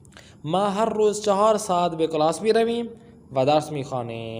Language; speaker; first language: Persian; non-native, fluent; Urdu